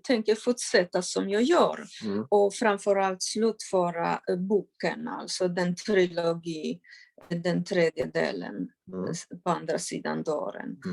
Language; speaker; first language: Swedish; non-native, fluent; Polish